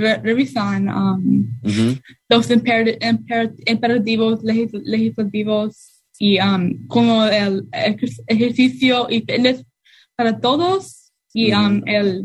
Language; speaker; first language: Spanish; non-native, learner; English